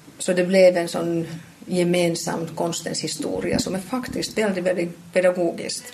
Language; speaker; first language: Swedish; non-native, local second language; Finnish